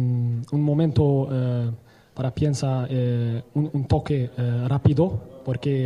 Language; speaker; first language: Spanish; non-native, learner; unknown